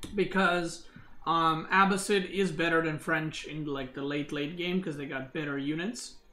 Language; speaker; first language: English; non-native, fluent; Serbian